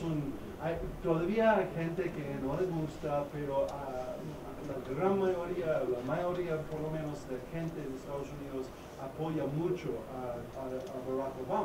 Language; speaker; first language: Spanish; non-native, fluent; English